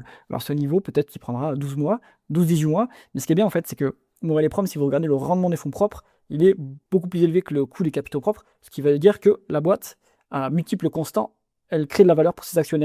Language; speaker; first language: French; native; French